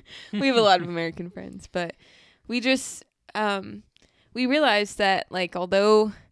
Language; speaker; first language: English; native; English